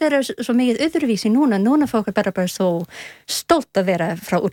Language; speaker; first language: Icelandic; non-native, learner; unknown